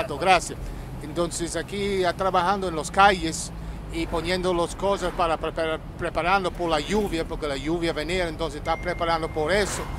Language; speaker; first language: Spanish; early bilingual, heritage; Spanish